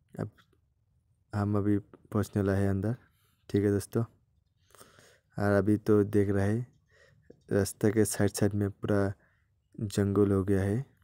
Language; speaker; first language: Hindi; non-native, local second language; Bangla